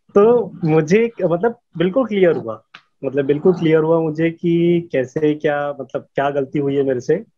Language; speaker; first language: Hindi; native; Hindi